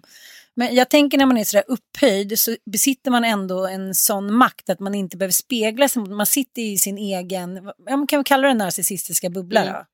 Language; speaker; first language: Swedish; native; Swedish